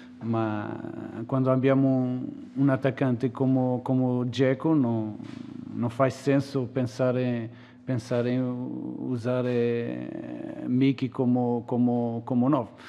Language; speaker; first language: Italian; non-native, learner; Portuguese